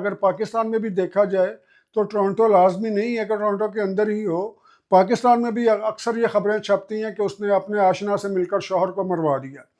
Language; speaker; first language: Urdu; non-native, local second language; Punjabi